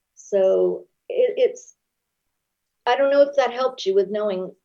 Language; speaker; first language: English; native; English